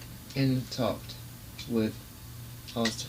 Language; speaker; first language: English; non-native, learner; Japanese